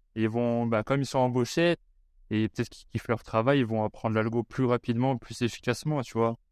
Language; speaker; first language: French; native; French